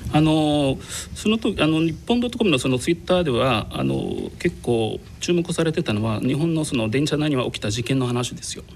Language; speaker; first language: Japanese; non-native, fluent; Arabic